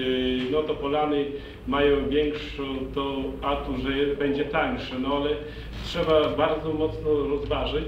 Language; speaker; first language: Polish; native; Polish